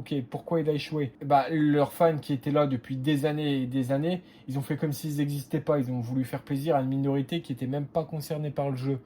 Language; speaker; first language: French; native; French